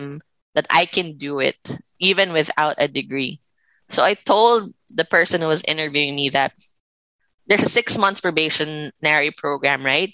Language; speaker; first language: English; non-native, local second language; Filipino